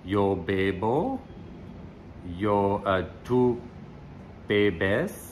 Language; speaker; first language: Spanish; non-native, learner; English